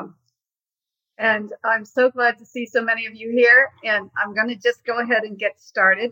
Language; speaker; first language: English; native; English